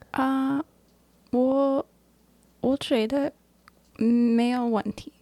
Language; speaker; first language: Chinese; non-native, learner; English